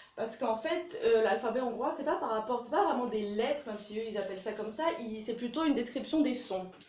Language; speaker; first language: French; native; French